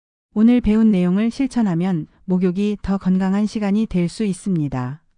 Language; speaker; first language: Korean; native; Korean